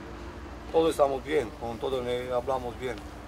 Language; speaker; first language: Spanish; non-native, learner; Romanian